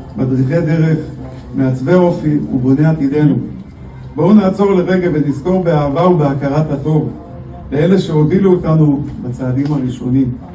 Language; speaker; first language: Hebrew; native; Hebrew